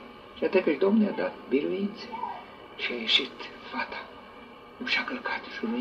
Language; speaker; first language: Romanian; native; Romanian